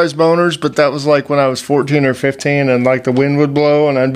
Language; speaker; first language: English; native; English